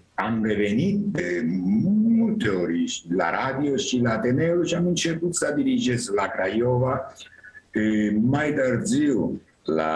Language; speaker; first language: Romanian; non-native, fluent; Italian